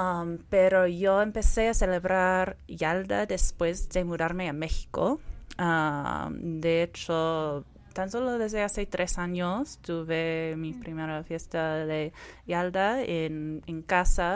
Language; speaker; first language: Spanish; non-native, fluent; English